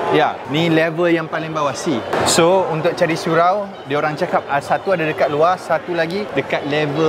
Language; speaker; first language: Malay; native; Malay